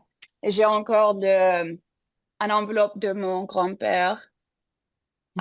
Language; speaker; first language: French; non-native, fluent; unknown